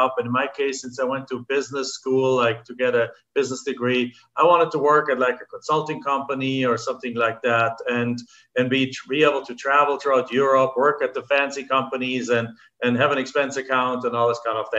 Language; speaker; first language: English; non-native, fluent; German